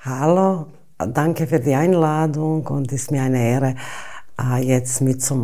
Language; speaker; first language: German; non-native, fluent; Bosnian